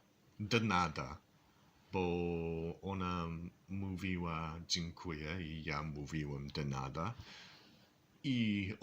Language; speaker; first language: Polish; non-native, learner; English